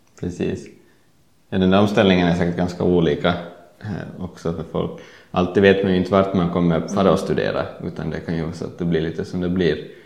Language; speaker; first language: Swedish; native; Swedish